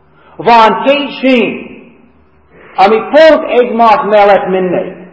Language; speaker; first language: Hungarian; non-native, fluent; English